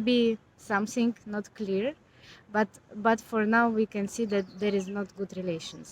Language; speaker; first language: English; non-native, learner; Ukrainian